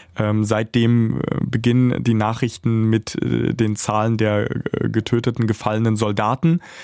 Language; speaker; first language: German; early bilingual, other home language; Russian